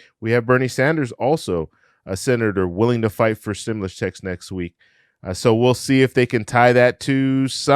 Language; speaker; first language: English; native; English